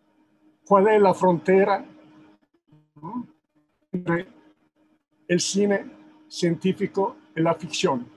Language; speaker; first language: Spanish; non-native, fluent; Italian